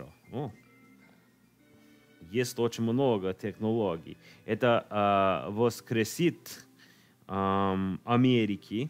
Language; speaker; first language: Russian; non-native, learner; English